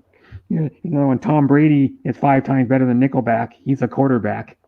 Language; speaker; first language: English; native; English